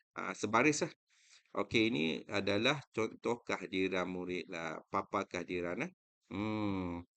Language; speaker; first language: Malay; native; Malay